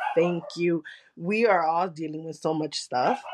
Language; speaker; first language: English; early bilingual, other home language; Spanish